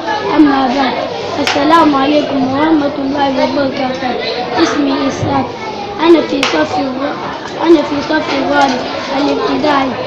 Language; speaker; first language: Arabic; non-native, learner; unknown